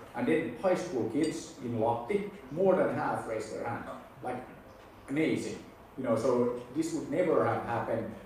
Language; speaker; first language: English; non-native, fluent; Finnish